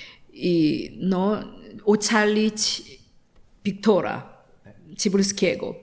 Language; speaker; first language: Polish; non-native, learner; Korean